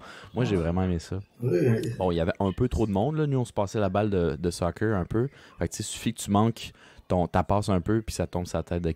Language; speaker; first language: French; native; French